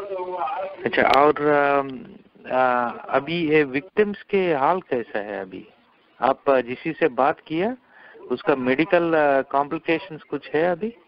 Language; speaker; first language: Hindi; non-native, local second language; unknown